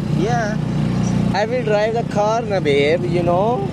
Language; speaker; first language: English; non-native, learner; Urdu